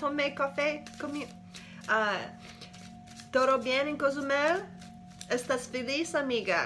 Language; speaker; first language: Spanish; non-native, learner; English